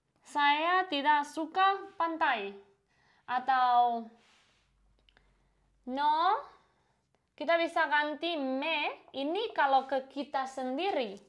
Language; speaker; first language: Indonesian; non-native, fluent; Spanish